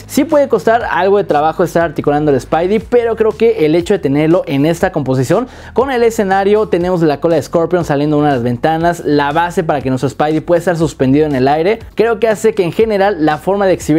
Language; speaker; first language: Spanish; native; Spanish